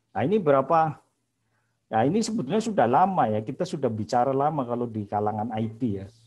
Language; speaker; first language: Indonesian; native; Indonesian